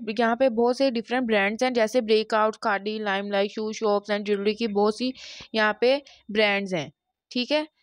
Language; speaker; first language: Urdu; non-native, local second language; Punjabi